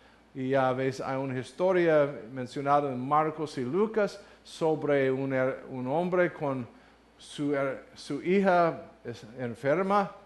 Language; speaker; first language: Spanish; non-native, learner; English